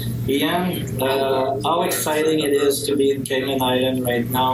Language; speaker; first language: English; non-native, fluent; French